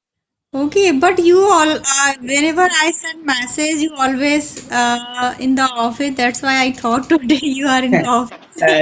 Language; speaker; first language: English; non-native, learner; Hindi